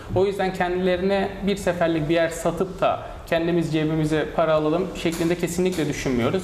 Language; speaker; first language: Turkish; native; Turkish